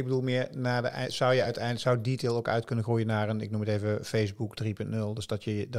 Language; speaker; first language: Dutch; native; Dutch